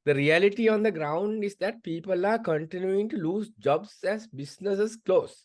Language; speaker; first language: English; non-native, local second language; Sinhala